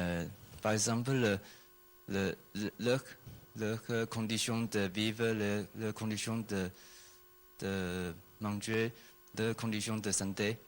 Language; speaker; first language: French; non-native, learner; Chinese